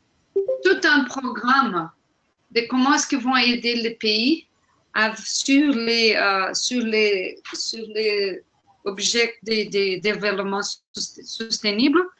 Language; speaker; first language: French; non-native, fluent; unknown